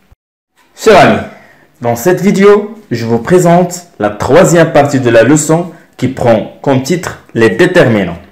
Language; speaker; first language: French; non-native, local second language; Arabic